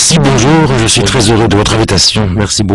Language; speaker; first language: French; native; French